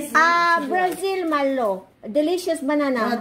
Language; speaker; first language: Korean; non-native, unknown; Filipino